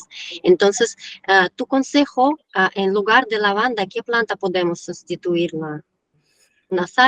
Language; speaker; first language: Spanish; non-native, learner; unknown